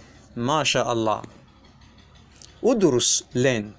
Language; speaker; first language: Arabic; non-native, fluent; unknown